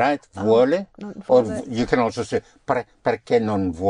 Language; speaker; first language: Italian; non-native, fluent; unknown